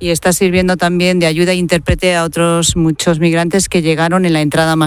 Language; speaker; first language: Spanish; native; Spanish